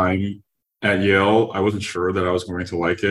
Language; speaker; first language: English; native; English